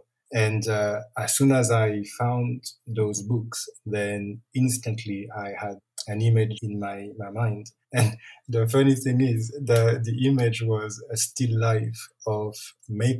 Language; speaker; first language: English; non-native, fluent; French